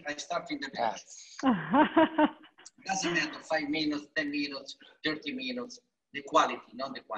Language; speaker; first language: English; non-native, learner; Italian